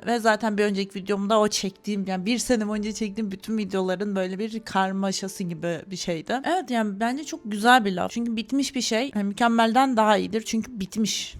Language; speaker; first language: Turkish; native; Turkish